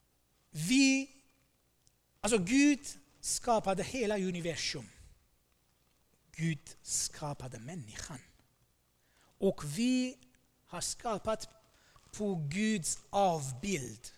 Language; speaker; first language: Swedish; non-native, fluent; Armenian